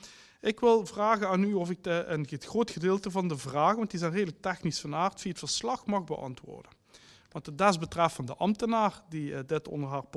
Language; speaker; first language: Dutch; native; Dutch